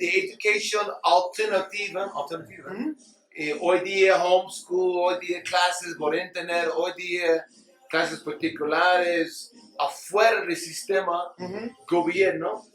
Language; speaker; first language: Spanish; non-native, learner; English